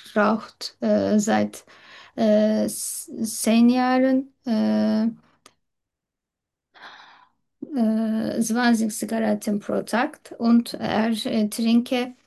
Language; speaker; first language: German; non-native, learner; Turkish